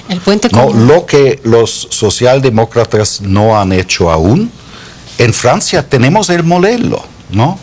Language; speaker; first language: Spanish; non-native, fluent; German